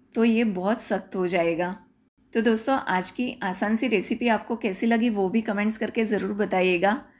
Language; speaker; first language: Hindi; non-native, local second language; Gujarati